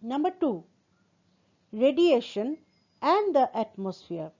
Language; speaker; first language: English; non-native, local second language; Assamese